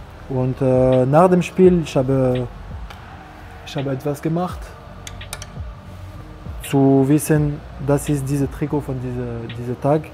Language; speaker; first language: German; non-native, learner; French